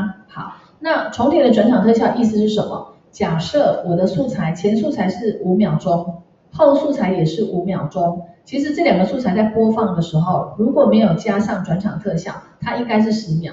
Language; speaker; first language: Chinese; native; Chinese